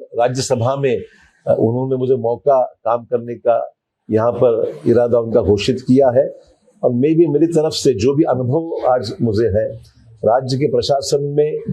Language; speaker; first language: Hindi; non-native, local second language; Marathi